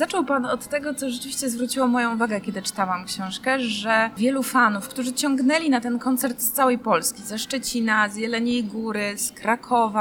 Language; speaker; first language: Polish; native; Polish